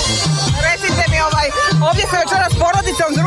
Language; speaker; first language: Serbian; native; Serbian